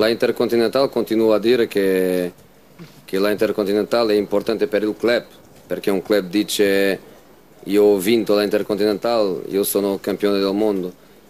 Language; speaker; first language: Italian; non-native, fluent; Portuguese